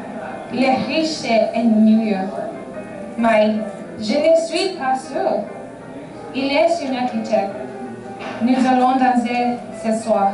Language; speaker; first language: French; non-native, learner; English